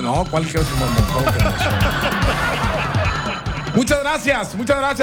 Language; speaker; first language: Spanish; native; Spanish